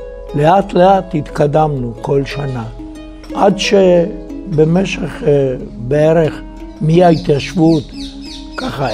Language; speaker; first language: Hebrew; non-native, fluent; Italian